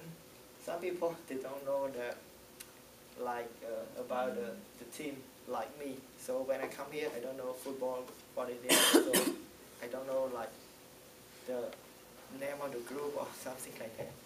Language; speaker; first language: English; non-native, learner; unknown